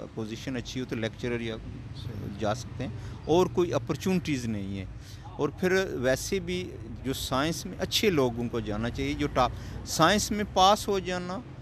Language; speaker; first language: Urdu; non-native, local second language; Pahari-Potwari